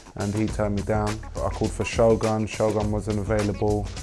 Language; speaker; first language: English; native; English